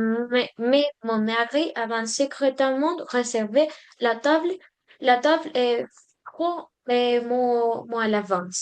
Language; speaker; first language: French; non-native, learner; Spanish